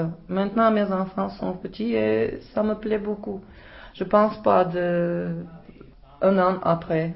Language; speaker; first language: French; non-native, learner; Czech